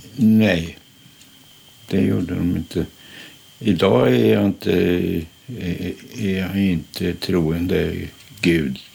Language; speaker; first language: Swedish; early bilingual, other home language; German